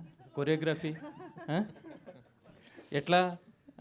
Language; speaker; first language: Telugu; native; Telugu